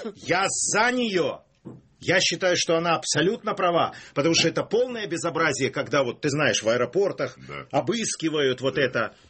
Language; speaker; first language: Russian; native; Russian